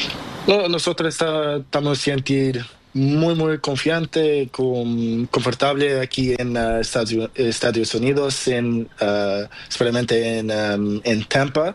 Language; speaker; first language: Spanish; non-native, learner; Portuguese